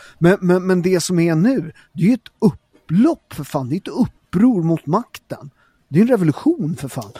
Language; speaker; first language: Swedish; early bilingual, other home language; Italian